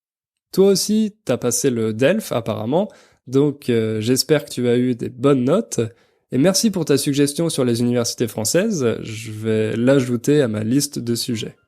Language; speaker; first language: French; native; French